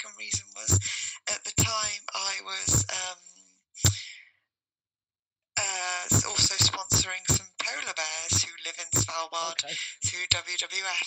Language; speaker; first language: English; native; English